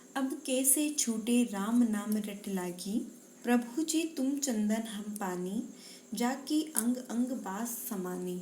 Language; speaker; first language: Hindi; native; Hindi